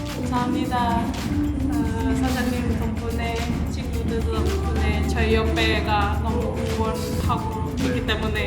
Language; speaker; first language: Korean; non-native, learner; Indonesian